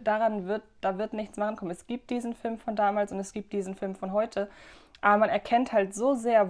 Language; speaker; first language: German; native; German